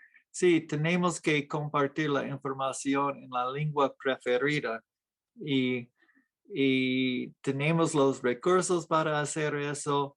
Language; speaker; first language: Spanish; non-native, fluent; English